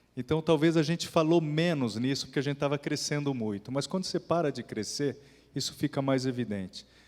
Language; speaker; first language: Portuguese; native; Portuguese